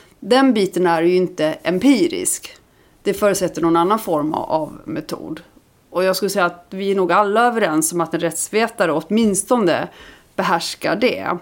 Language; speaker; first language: Swedish; early bilingual, other home language; Icelandic